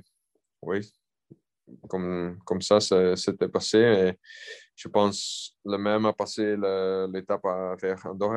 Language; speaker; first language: French; non-native, local second language; Dutch